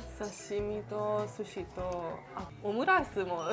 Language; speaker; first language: Japanese; non-native, fluent; Italian